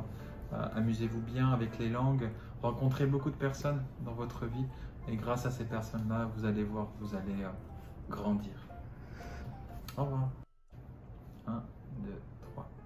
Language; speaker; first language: French; non-native, fluent; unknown